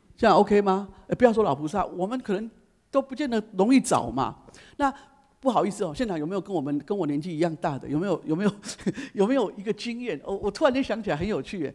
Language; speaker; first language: Chinese; native; Chinese